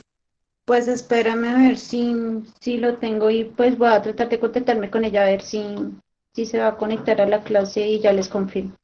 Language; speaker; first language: Spanish; native; Spanish